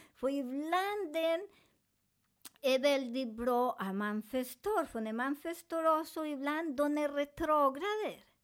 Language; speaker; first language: Swedish; non-native, learner; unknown